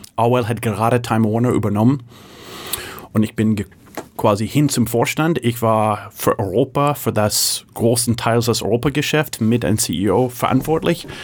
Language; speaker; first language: German; non-native, fluent; English